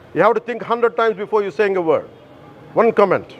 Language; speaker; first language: English; non-native, local second language; Telugu